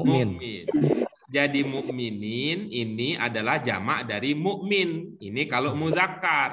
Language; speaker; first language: Indonesian; native; Indonesian